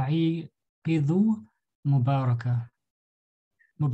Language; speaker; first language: Arabic; non-native, learner; German